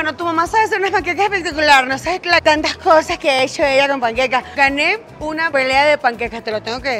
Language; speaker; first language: Spanish; native; Spanish